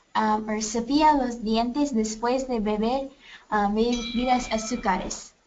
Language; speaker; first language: Spanish; non-native, learner; English